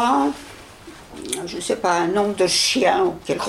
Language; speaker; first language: French; early bilingual, other home language; Yiddish